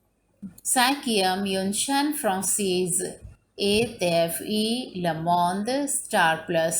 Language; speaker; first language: French; non-native, learner; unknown